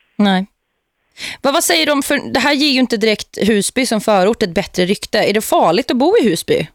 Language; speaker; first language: Swedish; native; Swedish